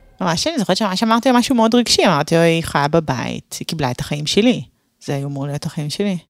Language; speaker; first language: Hebrew; early bilingual, other home language; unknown